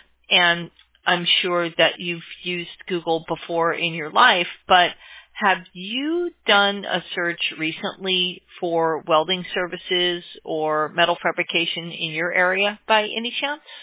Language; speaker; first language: English; native; English